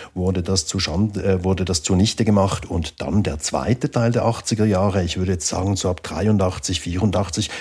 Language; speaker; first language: German; native; German